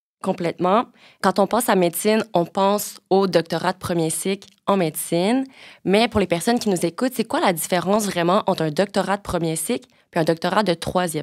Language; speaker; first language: French; native; French